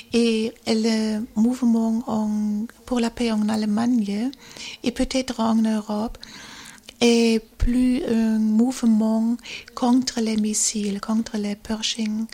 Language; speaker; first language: French; non-native, learner; German